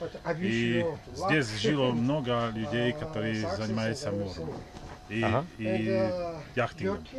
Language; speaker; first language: Russian; non-native, learner; Czech